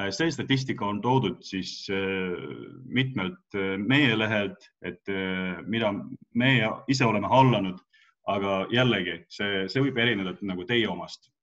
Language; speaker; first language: Estonian; non-native, local second language; Russian